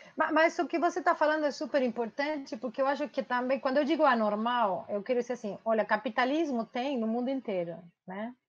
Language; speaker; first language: Portuguese; non-native, fluent; Spanish